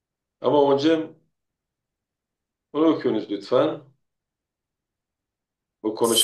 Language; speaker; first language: Turkish; non-native, fluent; Persian